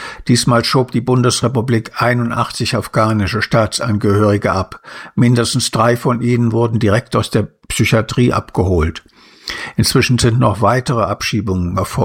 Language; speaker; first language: German; native; German